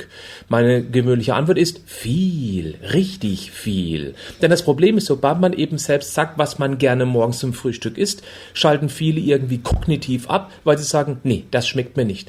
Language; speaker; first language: German; native; German